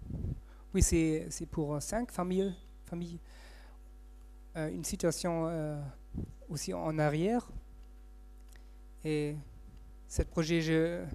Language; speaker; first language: French; non-native, fluent; German